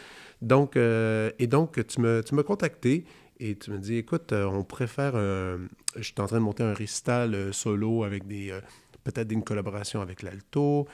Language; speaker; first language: French; native; French